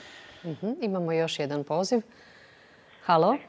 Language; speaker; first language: Croatian; native; Croatian